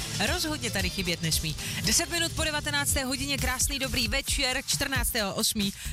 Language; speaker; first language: Czech; native; Czech